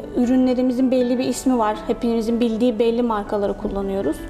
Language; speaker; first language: Turkish; native; Turkish